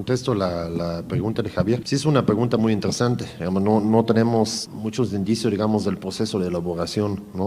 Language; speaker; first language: Spanish; native; Spanish